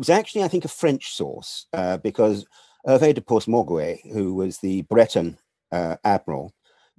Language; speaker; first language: English; native; English